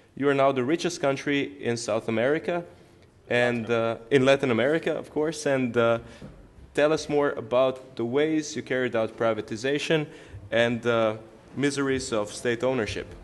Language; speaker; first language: English; non-native, fluent; Slovenian